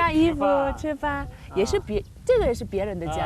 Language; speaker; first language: Chinese; non-native, learner; Korean